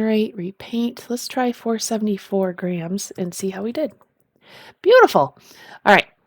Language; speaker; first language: English; native; English